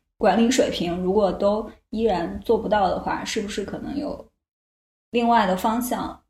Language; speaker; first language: Chinese; native; Chinese